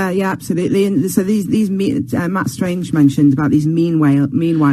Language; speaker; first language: English; native; English